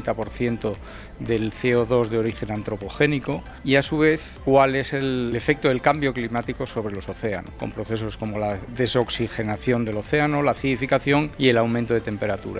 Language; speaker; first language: Spanish; native; Spanish